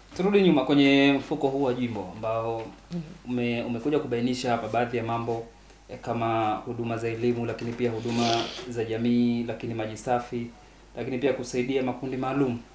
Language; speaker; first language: Swahili; native; Swahili